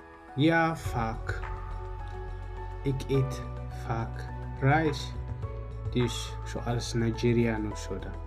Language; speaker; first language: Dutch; non-native, learner; Tigrinya